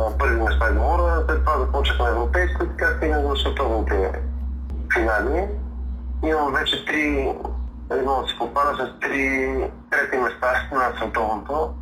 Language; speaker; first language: Bulgarian; native; Bulgarian